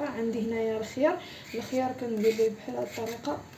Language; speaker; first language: Arabic; native; Arabic